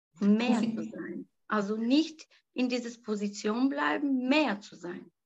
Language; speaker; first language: German; non-native, learner; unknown